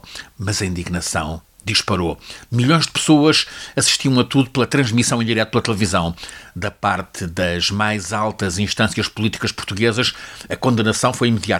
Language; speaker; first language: Portuguese; native; Portuguese